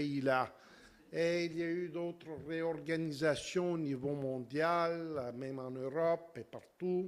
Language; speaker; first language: French; native; French